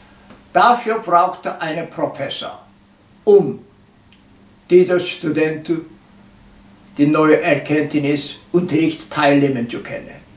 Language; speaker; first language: German; non-native, learner; Korean